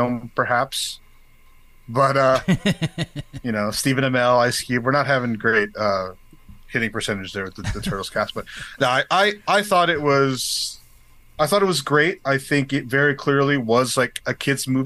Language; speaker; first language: English; native; English